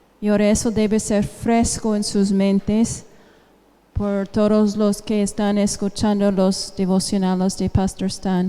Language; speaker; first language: Spanish; non-native, fluent; English